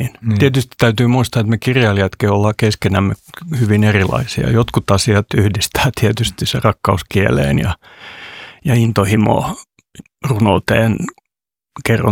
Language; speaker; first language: Finnish; non-native, local second language; Swedish